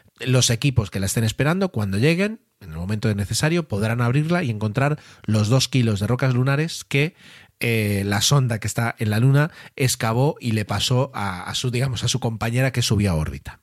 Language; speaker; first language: Spanish; native; Spanish